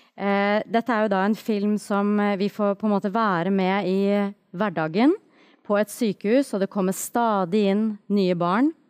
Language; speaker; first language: Norwegian; native; Norwegian